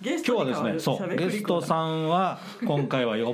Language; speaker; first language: Japanese; native; Japanese